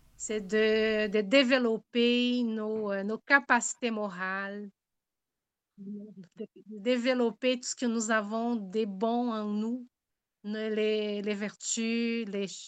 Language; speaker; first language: French; non-native, fluent; Portuguese